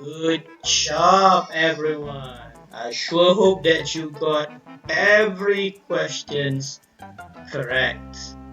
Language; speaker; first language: English; non-native, local second language; Malay